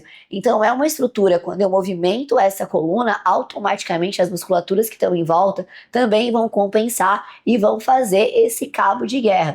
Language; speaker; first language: Portuguese; native; Portuguese